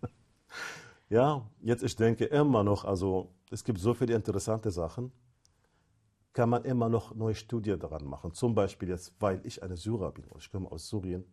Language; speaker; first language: German; non-native, fluent; Arabic